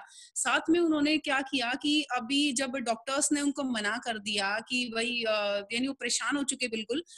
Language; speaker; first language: Hindi; native; Hindi